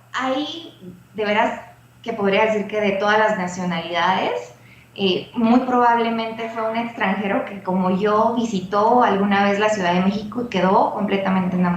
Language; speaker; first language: Spanish; native; Spanish